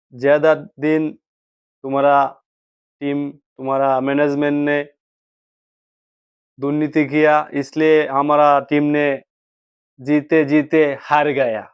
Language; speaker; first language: Hindi; non-native, learner; Bangla